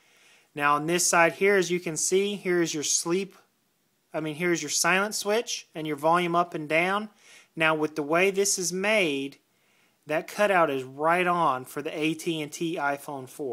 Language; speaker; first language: English; native; English